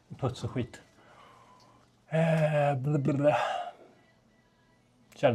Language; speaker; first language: Swedish; native; Swedish